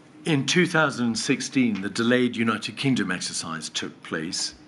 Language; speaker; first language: English; native; English